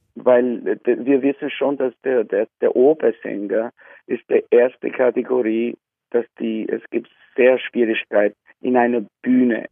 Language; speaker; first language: German; non-native, learner; Albanian